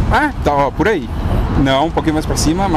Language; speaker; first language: Portuguese; native; Portuguese